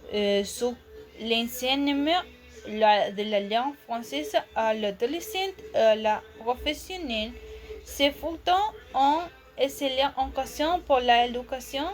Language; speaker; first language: French; non-native, learner; Spanish